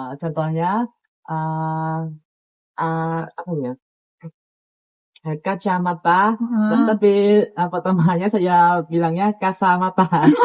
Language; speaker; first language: Indonesian; non-native, learner; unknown